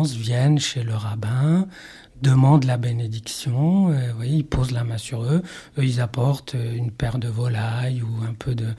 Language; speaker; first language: French; non-native, local second language; Arabic